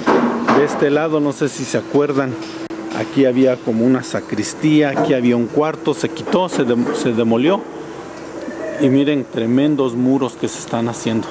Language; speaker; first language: Spanish; native; Spanish